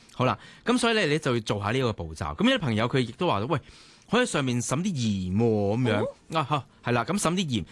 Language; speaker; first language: Cantonese; native; Cantonese